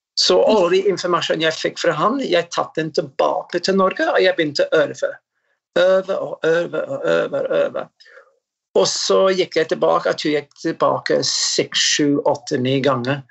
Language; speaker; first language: Norwegian; non-native, fluent; English